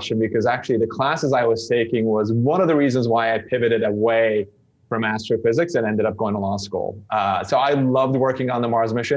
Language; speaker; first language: English; non-native, fluent; Turkish